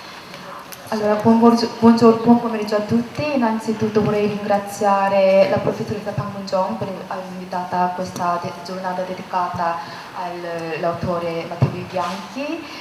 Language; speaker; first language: Italian; non-native, fluent; Korean